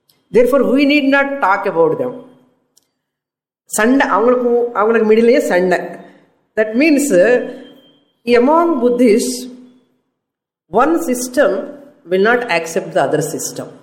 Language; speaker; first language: English; non-native, local second language; Tamil